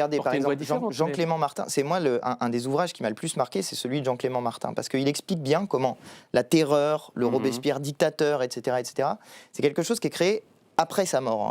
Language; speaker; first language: French; native; French